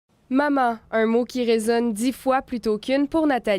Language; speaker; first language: French; native; French